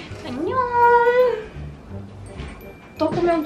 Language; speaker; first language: Korean; non-native, fluent; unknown